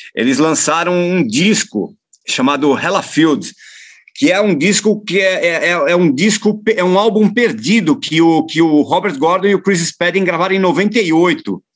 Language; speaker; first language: Portuguese; native; Portuguese